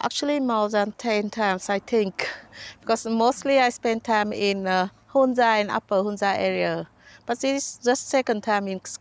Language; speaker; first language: English; non-native, learner; Vietnamese